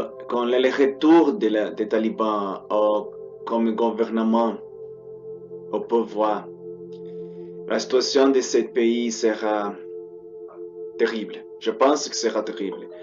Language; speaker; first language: French; non-native, learner; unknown